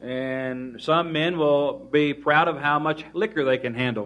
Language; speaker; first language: English; native; English